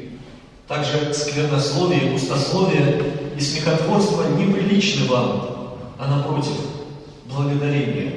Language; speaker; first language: Russian; native; Russian